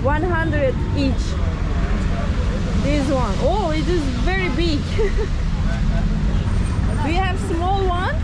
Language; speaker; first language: English; non-native, learner; Turkish